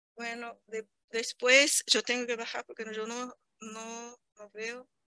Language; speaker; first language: Spanish; non-native, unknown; Portuguese